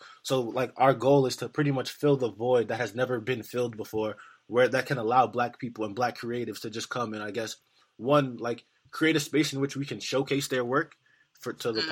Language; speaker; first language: English; native; English